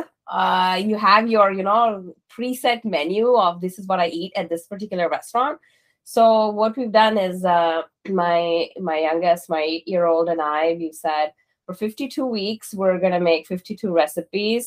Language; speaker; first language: English; non-native, local second language; Kannada